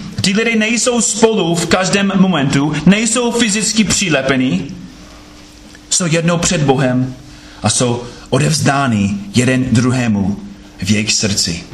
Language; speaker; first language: Czech; non-native, fluent; English